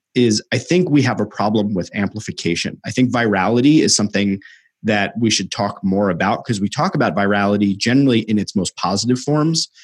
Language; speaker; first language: English; native; English